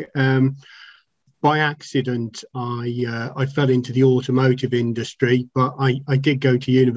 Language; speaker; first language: English; native; English